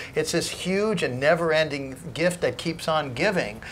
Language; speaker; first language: English; native; English